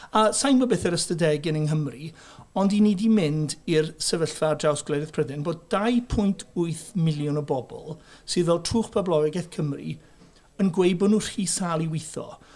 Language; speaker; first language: Welsh; native; Welsh